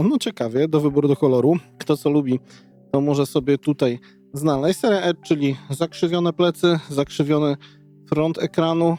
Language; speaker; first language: Polish; native; Polish